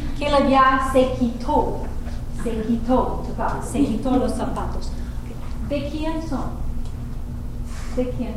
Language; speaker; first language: Spanish; non-native, fluent; English